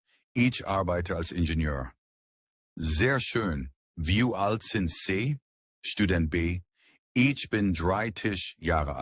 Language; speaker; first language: German; non-native, learner; English